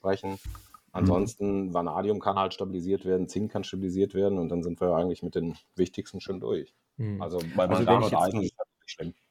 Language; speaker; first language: German; native; German